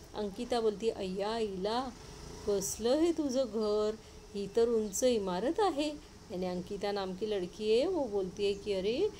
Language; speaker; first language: Hindi; non-native, local second language; Marathi